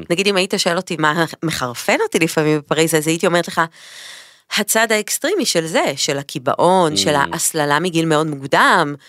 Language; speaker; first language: Hebrew; native; Hebrew